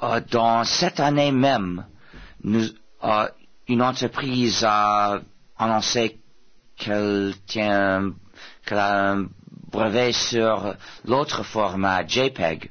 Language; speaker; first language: French; non-native, fluent; English